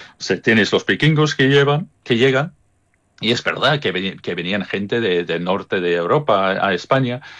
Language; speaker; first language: Spanish; early bilingual, other home language; English